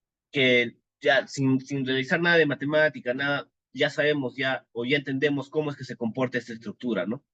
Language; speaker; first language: Spanish; native; Spanish